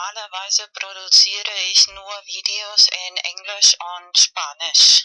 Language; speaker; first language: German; non-native, learner; Spanish